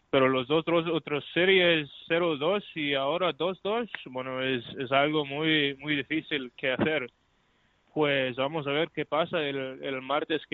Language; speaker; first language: Spanish; non-native, learner; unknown